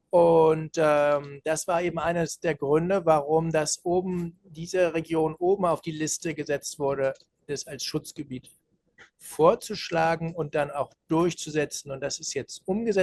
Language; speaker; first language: German; native; German